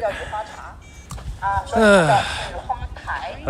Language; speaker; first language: Chinese; native; Chinese